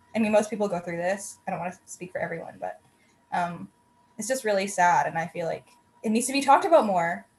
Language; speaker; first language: English; native; English